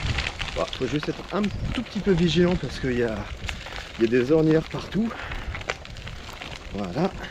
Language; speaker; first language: French; native; French